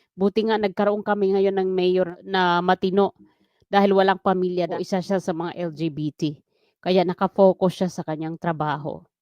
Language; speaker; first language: Filipino; non-native, local second language; Waray